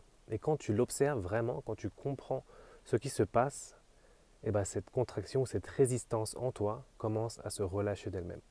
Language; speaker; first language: French; native; French